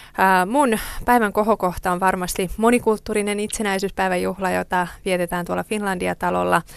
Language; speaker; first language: Finnish; early bilingual, other home language; Persian